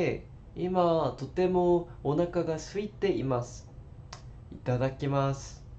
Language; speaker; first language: Japanese; non-native, learner; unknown